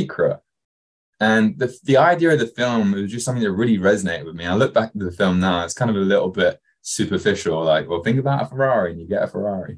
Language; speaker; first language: English; native; English